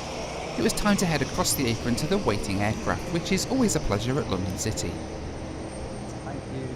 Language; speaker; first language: English; native; English